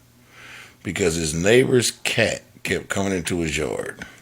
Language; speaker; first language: English; native; English